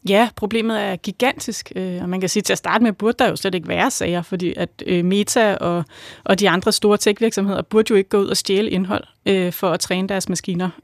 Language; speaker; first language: Danish; native; Danish